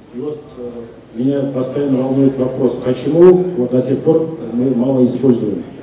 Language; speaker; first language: Russian; non-native, local second language; Kazakh